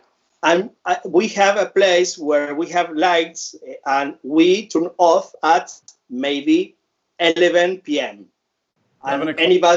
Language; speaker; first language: English; non-native, fluent; Spanish